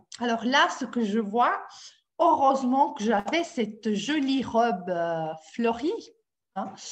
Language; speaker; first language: French; non-native, fluent; Italian